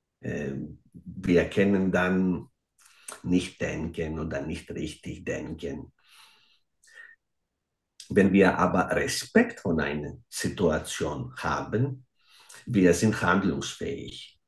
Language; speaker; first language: German; non-native, fluent; Greek